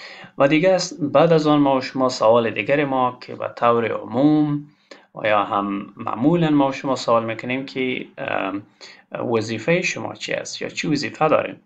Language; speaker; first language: Persian; non-native, local second language; Pashto